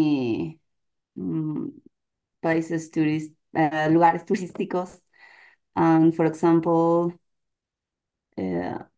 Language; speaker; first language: English; non-native, learner; Spanish